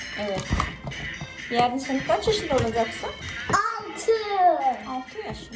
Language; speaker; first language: Turkish; non-native, fluent; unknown